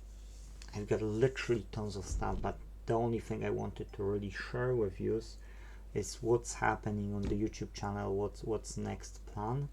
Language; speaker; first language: English; non-native, fluent; Polish